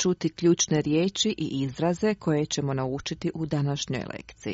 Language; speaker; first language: Croatian; native; Croatian